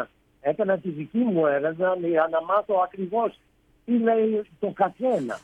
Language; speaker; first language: Greek; early bilingual, heritage; Greek